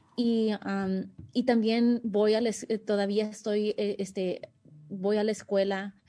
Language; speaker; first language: Spanish; early bilingual, heritage; Spanish